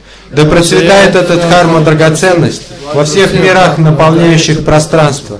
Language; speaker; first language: Russian; native; Russian